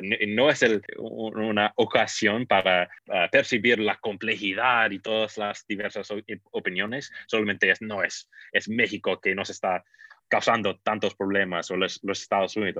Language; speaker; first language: Spanish; non-native, fluent; English